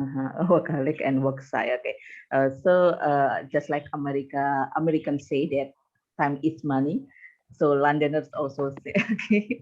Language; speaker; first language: English; non-native, fluent; Indonesian